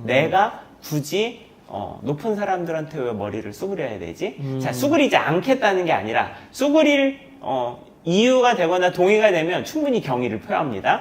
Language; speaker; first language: Korean; native; Korean